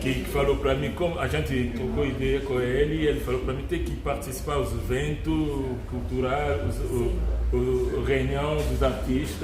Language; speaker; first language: Portuguese; non-native, learner; Luba-Lulua